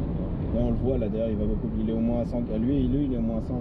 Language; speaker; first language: French; native; French